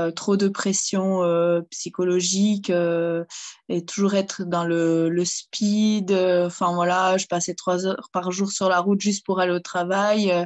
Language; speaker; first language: French; early bilingual, other home language; German